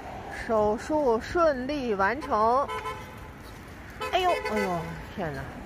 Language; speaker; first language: Chinese; native; Chinese